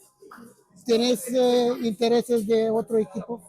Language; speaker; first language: Spanish; non-native, learner; Bulgarian